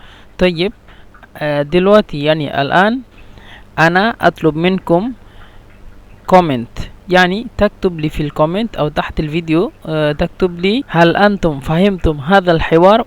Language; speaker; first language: Egyptian Arabic; non-native, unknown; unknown